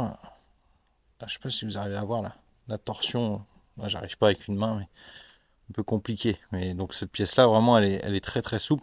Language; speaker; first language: French; native; French